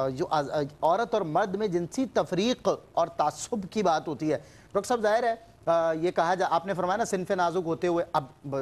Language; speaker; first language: Urdu; native; Urdu